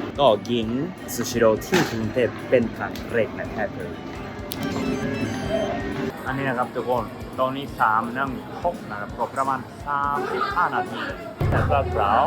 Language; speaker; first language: Thai; non-native, learner; Japanese